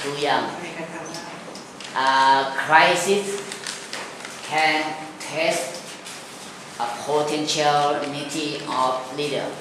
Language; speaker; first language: English; non-native, learner; Thai